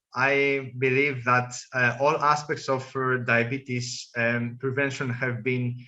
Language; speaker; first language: English; non-native, fluent; Greek